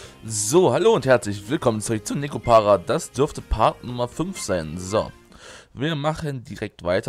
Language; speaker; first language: German; native; German